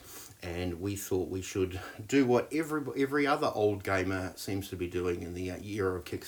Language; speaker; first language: English; native; English